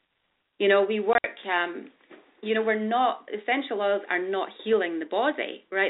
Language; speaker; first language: English; native; English